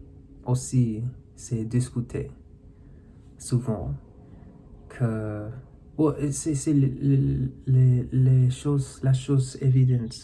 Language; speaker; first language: French; non-native, learner; English